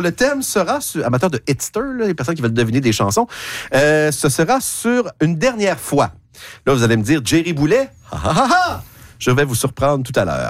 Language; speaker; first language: French; native; French